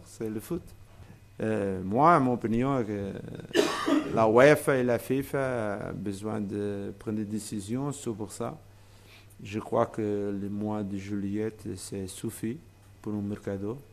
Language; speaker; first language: French; non-native, fluent; Portuguese